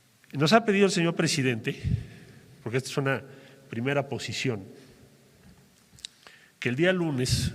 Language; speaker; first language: Spanish; native; Spanish